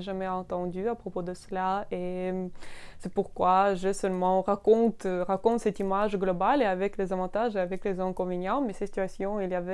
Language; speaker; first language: French; non-native, fluent; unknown